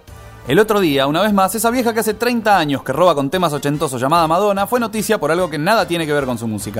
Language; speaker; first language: Spanish; native; Spanish